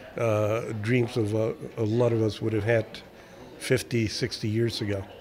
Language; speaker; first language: English; early bilingual, other home language; Spanish